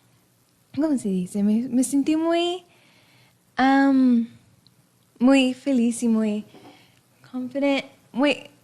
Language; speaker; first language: Spanish; early bilingual, other home language; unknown